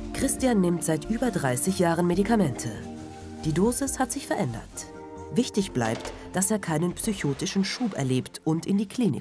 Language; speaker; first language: German; native; German